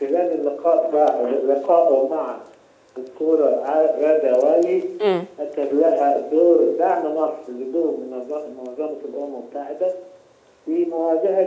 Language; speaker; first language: Arabic; native; Arabic